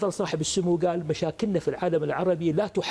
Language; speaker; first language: Arabic; native; Arabic